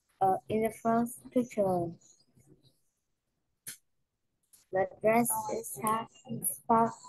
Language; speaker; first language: English; non-native, learner; Vietnamese